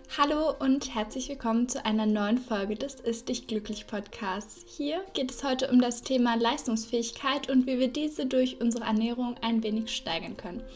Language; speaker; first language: German; native; German